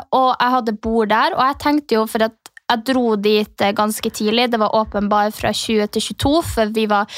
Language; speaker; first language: Norwegian; native; Norwegian